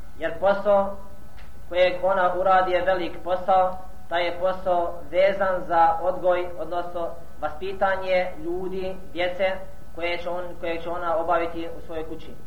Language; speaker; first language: Bosnian; non-native, fluent; Arabic